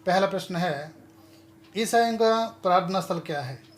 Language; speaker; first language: Hindi; non-native, local second language; Telugu